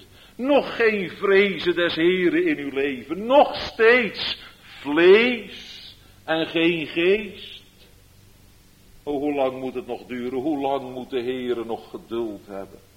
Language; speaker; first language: Dutch; native; Dutch